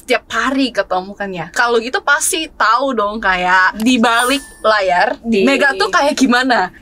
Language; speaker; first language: Indonesian; non-native, fluent; Korean